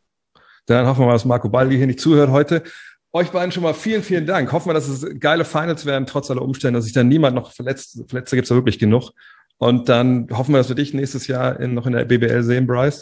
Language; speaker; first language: German; native; German